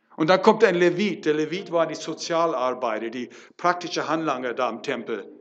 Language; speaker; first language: German; non-native, fluent; English